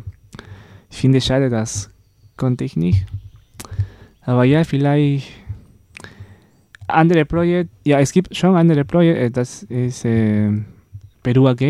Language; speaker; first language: German; non-native, learner; Spanish